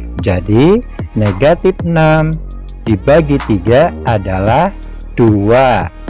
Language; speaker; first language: Indonesian; native; Indonesian